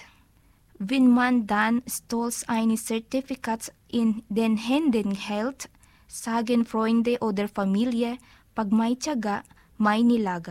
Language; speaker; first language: German; non-native, learner; Filipino